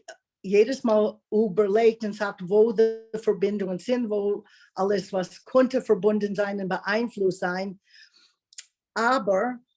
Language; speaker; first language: German; non-native, learner; English